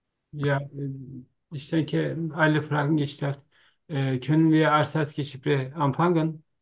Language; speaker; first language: German; non-native, learner; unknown